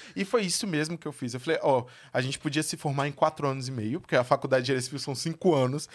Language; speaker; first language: Portuguese; native; Portuguese